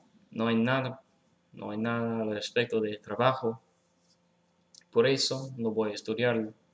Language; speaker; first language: Spanish; non-native, fluent; English